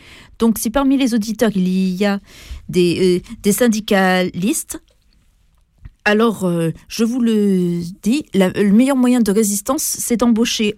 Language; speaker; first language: French; native; French